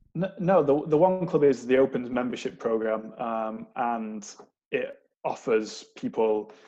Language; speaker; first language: English; native; English